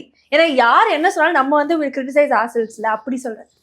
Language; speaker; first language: Tamil; native; Tamil